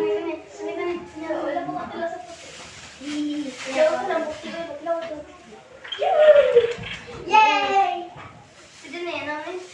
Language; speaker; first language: Filipino; non-native, local second language; Cebuano